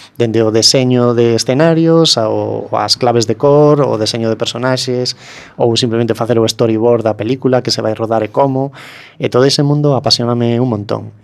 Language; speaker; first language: Galician; native; Galician